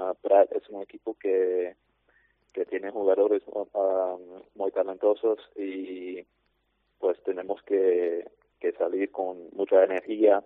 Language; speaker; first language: Spanish; non-native, fluent; English